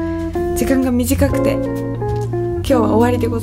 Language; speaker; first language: Japanese; native; Japanese